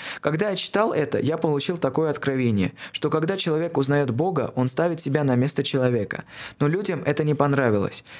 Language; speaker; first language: Russian; non-native, local second language; Armenian